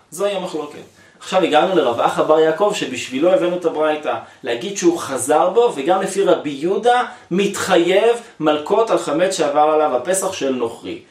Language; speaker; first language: Hebrew; native; Hebrew